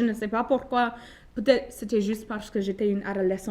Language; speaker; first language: French; non-native, local second language; English